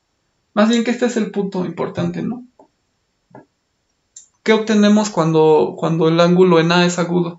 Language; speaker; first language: Spanish; native; Spanish